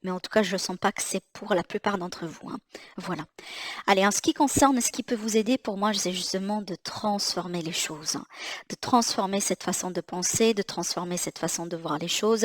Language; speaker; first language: French; native; French